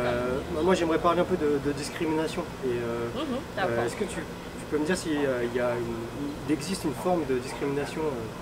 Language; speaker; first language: French; early bilingual, other home language; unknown